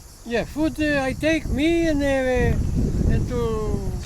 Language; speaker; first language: English; non-native, learner; Greek